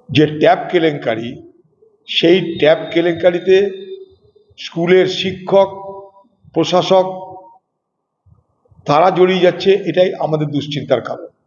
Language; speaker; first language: Bangla; native; Bangla